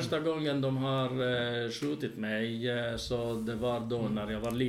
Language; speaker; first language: Swedish; non-native, fluent; Arabic